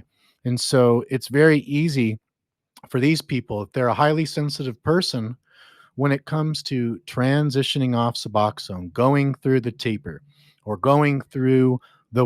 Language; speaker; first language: English; native; English